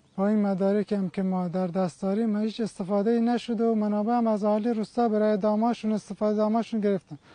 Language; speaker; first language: Persian; non-native, local second language; Kurdish